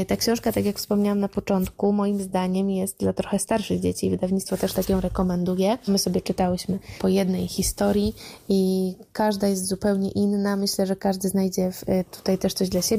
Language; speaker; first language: Polish; native; Polish